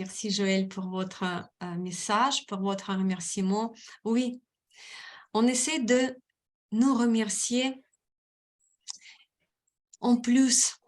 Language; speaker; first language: French; non-native, fluent; Russian